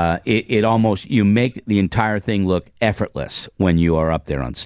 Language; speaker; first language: English; native; English